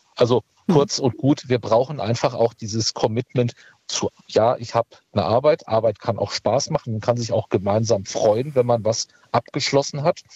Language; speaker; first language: German; native; German